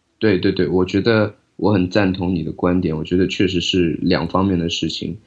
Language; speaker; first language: Chinese; native; Chinese